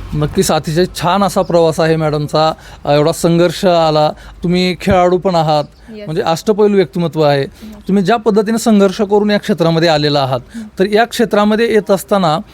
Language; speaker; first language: Marathi; native; Marathi